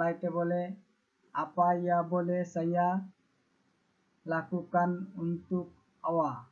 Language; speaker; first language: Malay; non-native, learner; Bangla